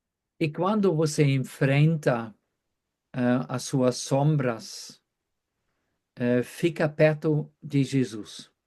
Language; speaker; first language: Portuguese; non-native, fluent; German